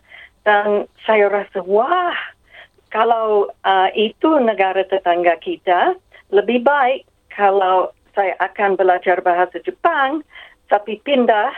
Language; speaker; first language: Indonesian; non-native, fluent; English